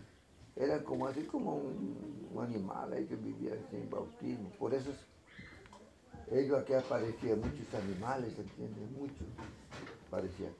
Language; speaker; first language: Spanish; non-native, local second language; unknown